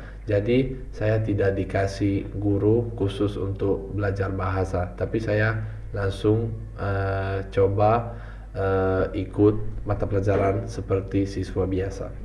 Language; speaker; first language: Indonesian; non-native, fluent; Italian